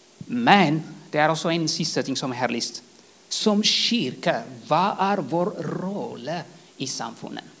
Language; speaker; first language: Swedish; non-native, fluent; Tigrinya